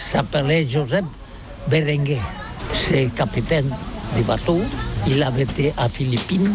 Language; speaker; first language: French; non-native, learner; Catalan